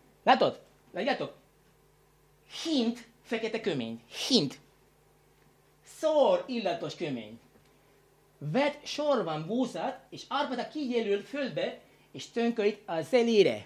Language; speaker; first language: Hungarian; non-native, learner; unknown